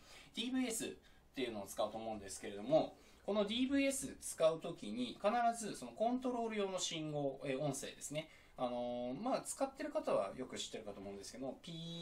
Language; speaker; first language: Japanese; native; Japanese